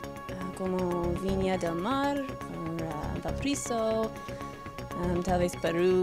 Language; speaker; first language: Spanish; non-native, learner; English